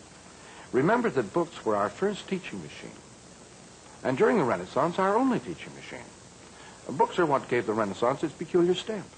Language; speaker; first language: English; native; English